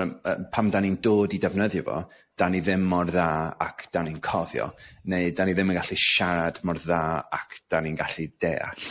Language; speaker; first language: Welsh; non-native, local second language; English